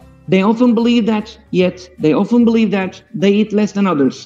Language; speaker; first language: English; non-native, fluent; Turkish